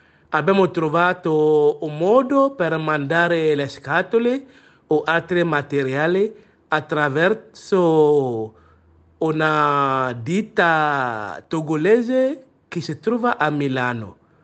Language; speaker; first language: Italian; non-native, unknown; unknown